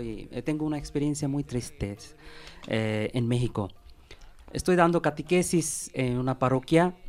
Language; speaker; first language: Spanish; non-native, learner; Bangla